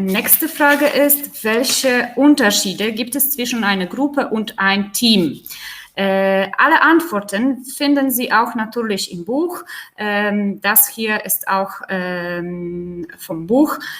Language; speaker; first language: German; non-native, fluent; Polish